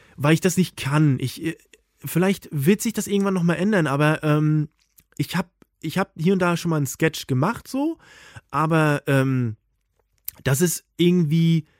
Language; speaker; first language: German; native; German